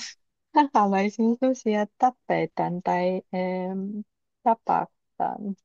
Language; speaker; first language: Finnish; non-native, learner; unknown